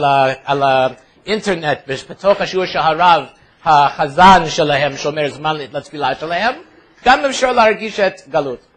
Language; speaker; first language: Hebrew; non-native, fluent; English